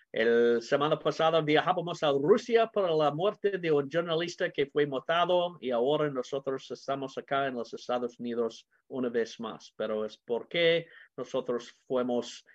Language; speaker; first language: Spanish; non-native, learner; English